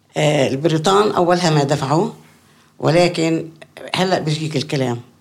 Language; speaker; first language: Arabic; native; Arabic